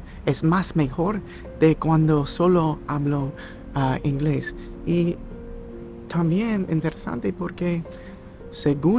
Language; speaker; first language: Spanish; non-native, learner; English